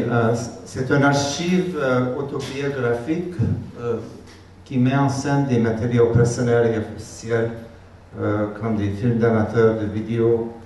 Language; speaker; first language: French; non-native, fluent; Hungarian